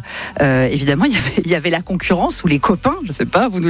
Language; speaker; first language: French; native; French